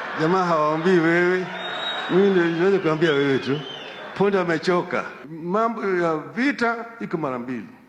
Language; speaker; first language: Swahili; non-native, local second language; Luo (Kenya and Tanzania)